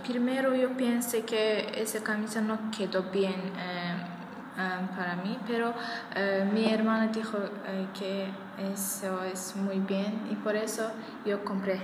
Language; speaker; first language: Spanish; non-native, learner; Azerbaijani